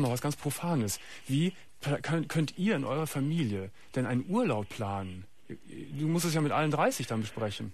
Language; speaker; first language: German; native; German